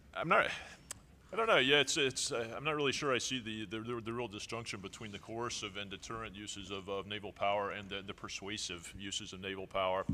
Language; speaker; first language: English; native; English